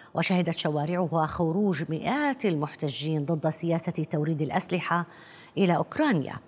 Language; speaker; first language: Arabic; non-native, fluent; Russian